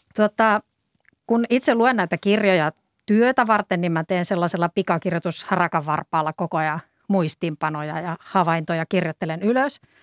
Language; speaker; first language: Finnish; native; Finnish